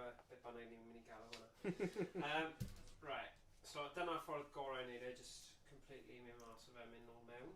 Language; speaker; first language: Welsh; native; Welsh